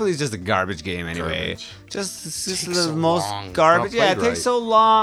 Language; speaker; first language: English; non-native, fluent; Persian